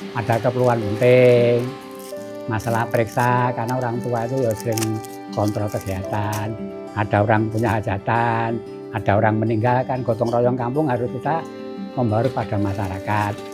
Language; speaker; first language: Indonesian; non-native, local second language; Javanese